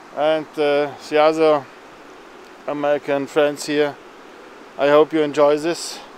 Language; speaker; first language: English; non-native, fluent; German